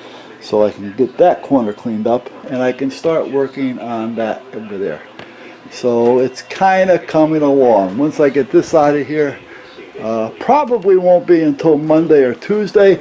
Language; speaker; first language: English; native; English